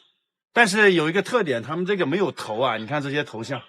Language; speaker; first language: Chinese; native; Chinese